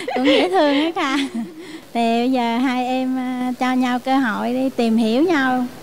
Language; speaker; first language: Vietnamese; native; Vietnamese